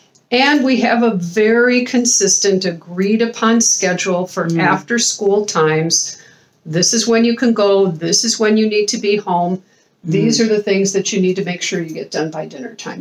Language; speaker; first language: English; native; English